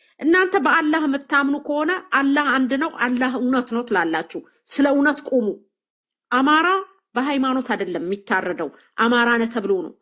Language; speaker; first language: Amharic; native; Amharic